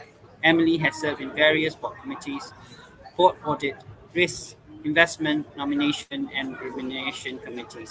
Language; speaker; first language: English; non-native, local second language; Malay